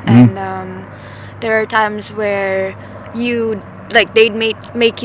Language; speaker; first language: English; non-native, local second language; Filipino